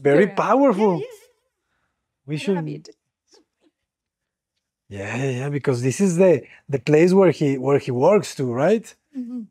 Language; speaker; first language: English; non-native, fluent; Spanish